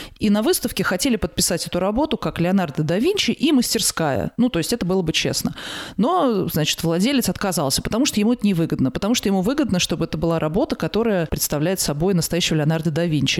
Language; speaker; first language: Russian; native; Russian